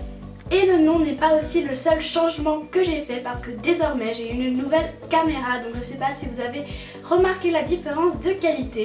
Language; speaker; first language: French; native; French